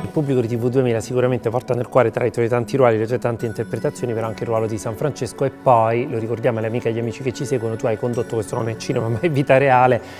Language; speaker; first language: Italian; native; Italian